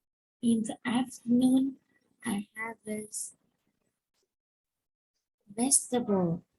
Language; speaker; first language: English; non-native, learner; Vietnamese